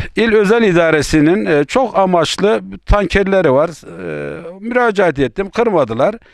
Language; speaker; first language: Turkish; native; Turkish